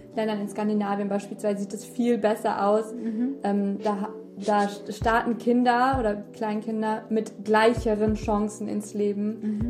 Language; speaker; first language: German; early bilingual, other home language; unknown